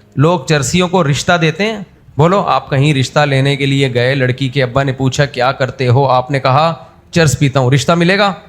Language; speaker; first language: Urdu; native; Urdu